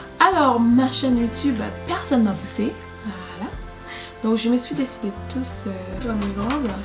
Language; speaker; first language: French; non-native, local second language; Haitian Creole